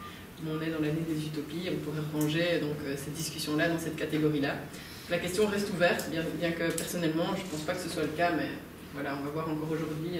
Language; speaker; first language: French; native; French